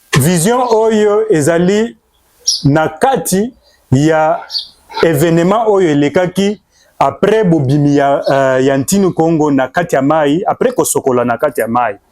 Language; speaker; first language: Lingala; non-native, local second language; Kongo